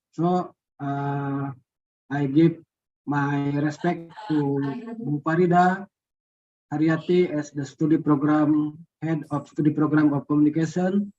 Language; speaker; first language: English; non-native, learner; Indonesian